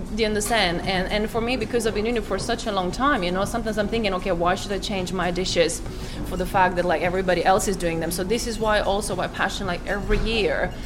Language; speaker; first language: English; non-native, fluent; Croatian